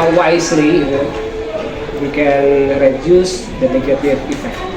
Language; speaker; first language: English; non-native, learner; Indonesian